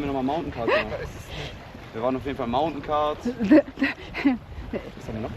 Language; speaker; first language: German; native; German